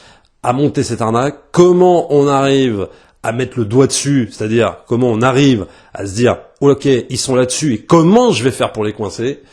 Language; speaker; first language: French; native; French